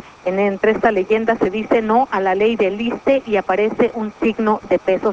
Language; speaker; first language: Spanish; native; Spanish